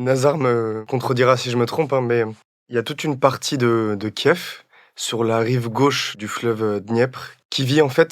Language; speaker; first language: French; native; French